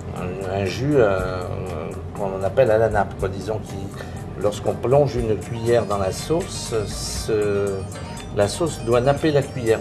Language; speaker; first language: French; native; French